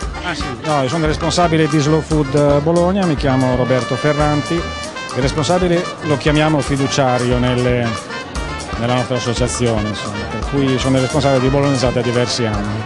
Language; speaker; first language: Italian; native; Italian